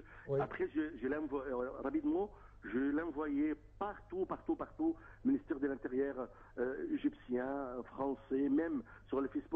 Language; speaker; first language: French; non-native, fluent; Arabic